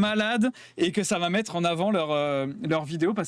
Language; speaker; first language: French; native; French